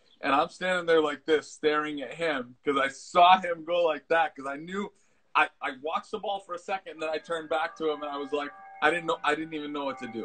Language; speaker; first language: English; early bilingual, other home language; Italian